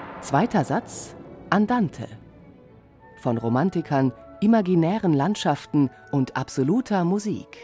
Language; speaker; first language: German; native; German